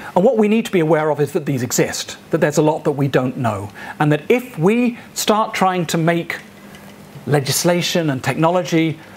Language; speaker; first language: English; native; English